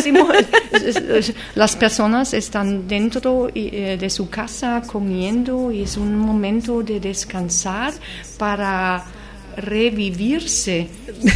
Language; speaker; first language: Spanish; non-native, fluent; German